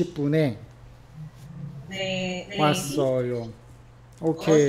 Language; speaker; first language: Korean; native; Korean